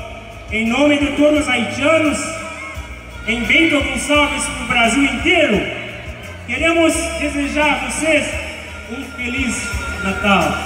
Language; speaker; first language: Portuguese; non-native, fluent; Haitian Creole